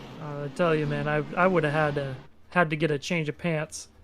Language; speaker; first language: English; native; English